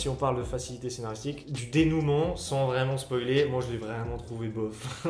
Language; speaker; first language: French; native; French